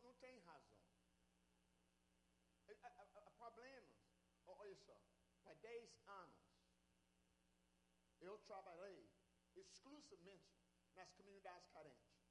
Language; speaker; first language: Portuguese; non-native, learner; English